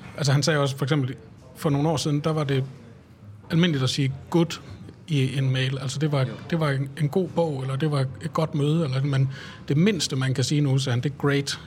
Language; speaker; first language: Danish; native; Danish